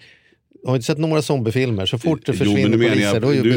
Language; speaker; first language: Swedish; native; Swedish